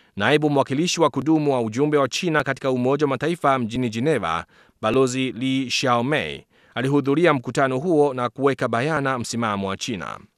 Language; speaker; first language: Swahili; non-native, fluent; Chinese